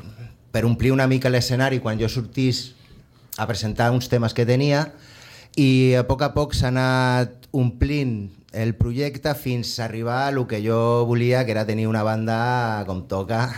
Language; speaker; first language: Catalan; non-native, local second language; Spanish